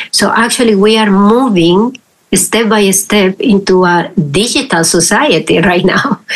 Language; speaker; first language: English; non-native, fluent; Spanish